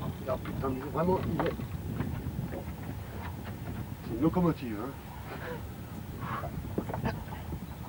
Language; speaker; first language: French; native; French